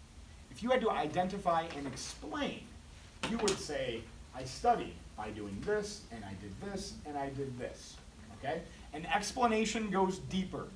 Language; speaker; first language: English; native; English